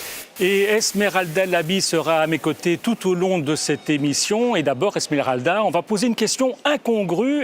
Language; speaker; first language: French; native; French